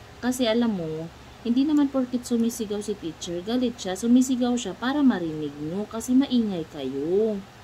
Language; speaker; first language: Filipino; non-native, local second language; Cebuano